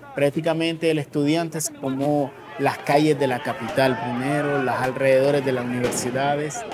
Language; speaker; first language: Spanish; native; Spanish